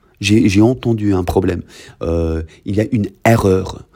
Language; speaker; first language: French; non-native, fluent; English